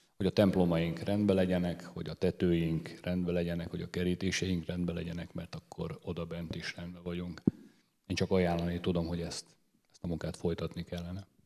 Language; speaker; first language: Hungarian; native; Hungarian